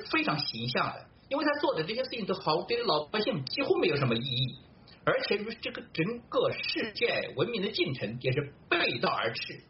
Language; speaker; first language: Chinese; native; Chinese